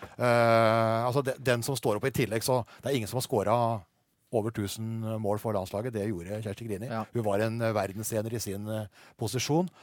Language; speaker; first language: Norwegian; native; Norwegian